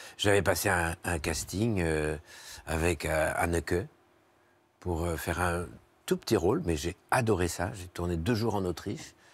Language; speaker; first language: French; native; French